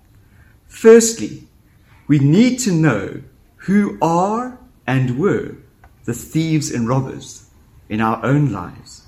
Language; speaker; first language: English; native; English